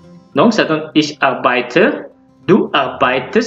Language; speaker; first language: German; non-native, fluent; French